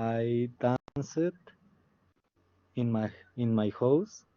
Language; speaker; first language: English; non-native, learner; Spanish